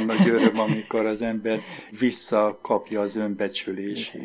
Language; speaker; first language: Hungarian; native; Hungarian